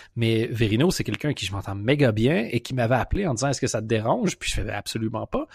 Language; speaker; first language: French; native; French